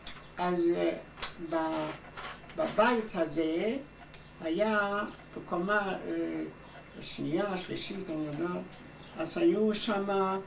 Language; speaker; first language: Hebrew; non-native, fluent; German